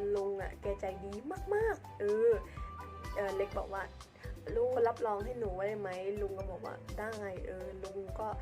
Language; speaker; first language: Thai; early bilingual, other home language; Khmer